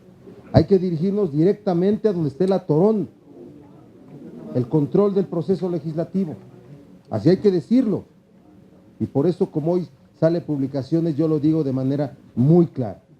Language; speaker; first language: Spanish; native; Spanish